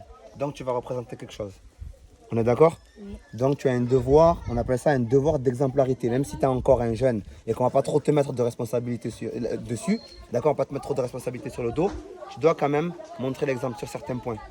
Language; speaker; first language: French; native; French